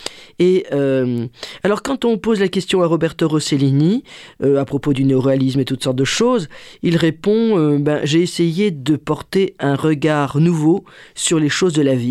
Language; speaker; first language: French; native; French